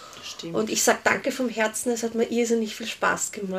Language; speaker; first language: German; native; German